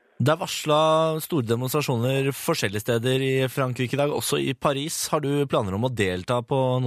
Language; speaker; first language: Norwegian; native; Norwegian